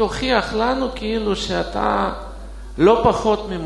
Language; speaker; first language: Hebrew; non-native, fluent; Russian